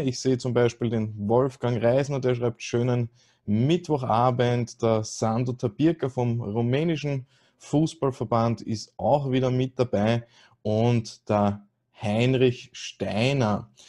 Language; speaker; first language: German; native; German